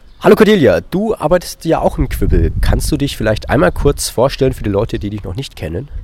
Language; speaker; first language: German; native; German